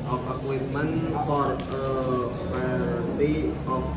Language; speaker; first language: English; non-native, learner; Indonesian